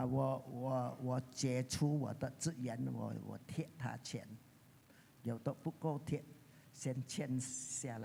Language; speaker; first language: Chinese; early bilingual, heritage; Chinese